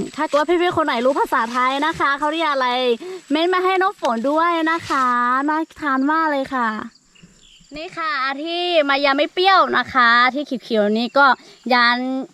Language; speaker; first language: Thai; non-native, local second language; Lahu